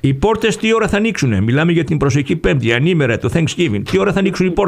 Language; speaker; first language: Greek; native; Greek